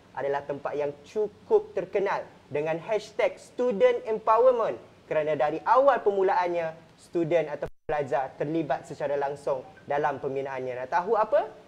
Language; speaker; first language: Malay; native; Malay